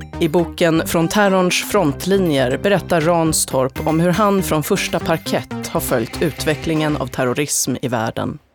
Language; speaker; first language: Swedish; native; Swedish